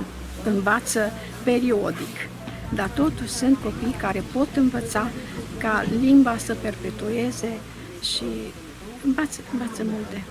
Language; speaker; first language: Romanian; non-native, local second language; Ukrainian